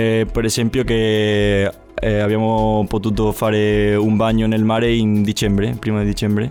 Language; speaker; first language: Italian; non-native, learner; Spanish